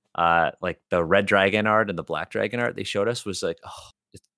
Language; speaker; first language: English; native; English